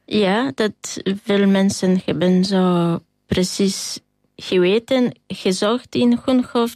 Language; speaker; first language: Dutch; non-native, learner; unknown